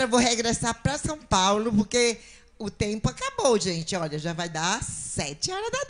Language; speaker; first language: Portuguese; native; Portuguese